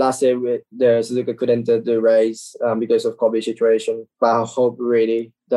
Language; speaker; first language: English; non-native, learner; Japanese